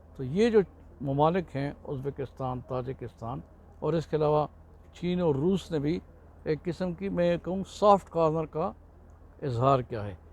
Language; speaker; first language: Urdu; non-native, local second language; Pashto